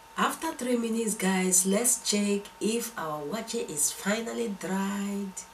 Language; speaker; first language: English; non-native, local second language; Igbo